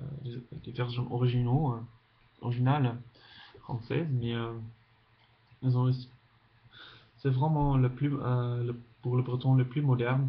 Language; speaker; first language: French; non-native, fluent; Dutch